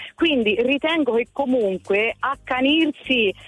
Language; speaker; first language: Italian; native; Italian